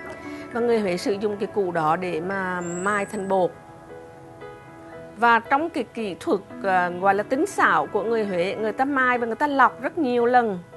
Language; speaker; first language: Vietnamese; native; Vietnamese